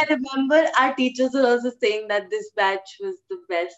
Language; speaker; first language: English; early bilingual, other home language; Hindi